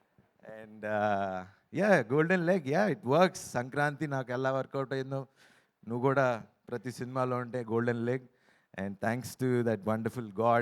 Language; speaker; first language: Telugu; native; Telugu